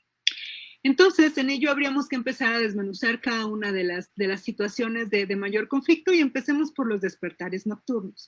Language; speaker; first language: Spanish; native; Spanish